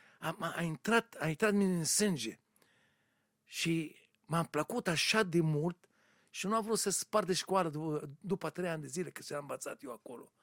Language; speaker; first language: Romanian; non-native, learner; Hebrew